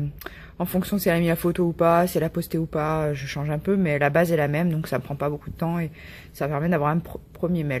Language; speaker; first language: French; native; French